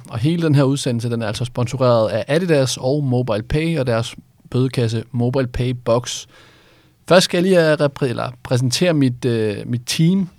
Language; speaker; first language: Danish; native; Danish